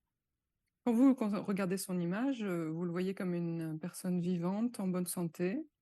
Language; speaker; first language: French; native; French